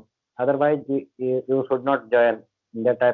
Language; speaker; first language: English; non-native, learner; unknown